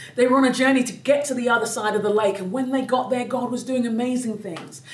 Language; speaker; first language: English; native; English